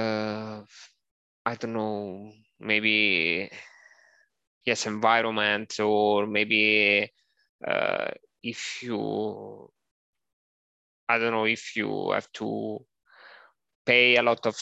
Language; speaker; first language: English; non-native, learner; Italian